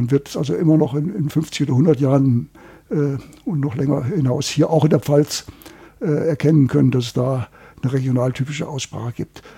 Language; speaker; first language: German; native; German